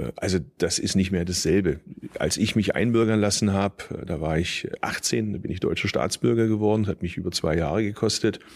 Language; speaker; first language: German; early bilingual, other home language; Turkish